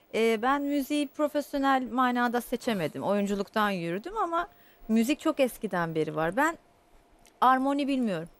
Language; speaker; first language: Turkish; non-native, fluent; Portuguese